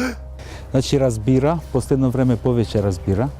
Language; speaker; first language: Macedonian; non-native, local second language; Albanian